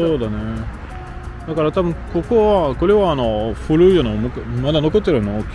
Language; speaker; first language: Japanese; non-native, fluent; French